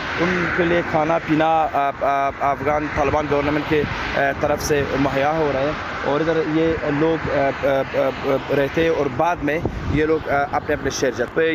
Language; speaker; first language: Hindi; non-native, fluent; Pashto